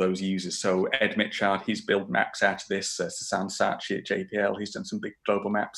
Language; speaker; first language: English; native; English